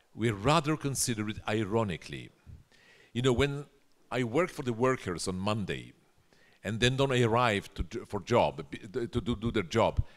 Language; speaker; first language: English; non-native, fluent; Polish